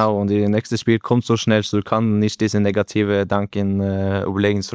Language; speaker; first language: German; non-native, learner; Norwegian